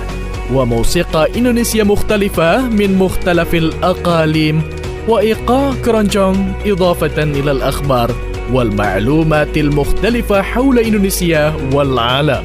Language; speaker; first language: Arabic; non-native, fluent; Indonesian